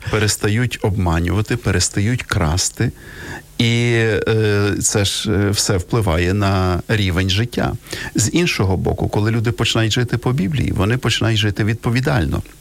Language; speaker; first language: Ukrainian; native; Ukrainian